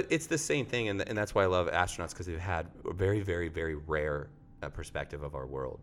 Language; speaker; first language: English; native; English